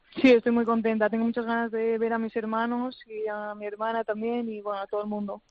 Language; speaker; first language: Spanish; native; Spanish